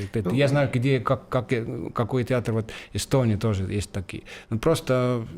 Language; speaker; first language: Russian; non-native, fluent; Estonian